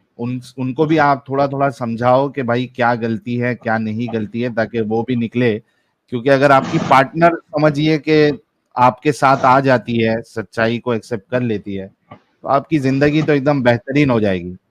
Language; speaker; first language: Hindi; native; Hindi